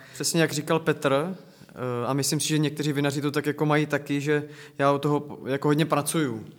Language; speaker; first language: Czech; native; Czech